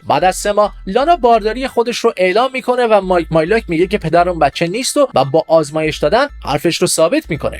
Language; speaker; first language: Persian; native; Persian